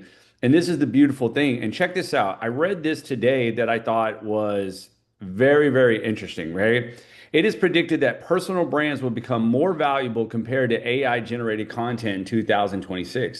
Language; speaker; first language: English; native; English